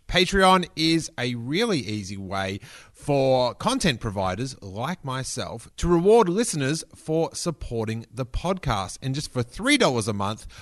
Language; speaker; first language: English; native; English